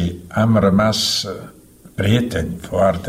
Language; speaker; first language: Romanian; non-native, learner; Slovak